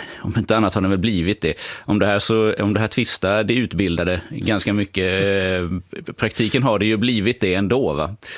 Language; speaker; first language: Swedish; native; Swedish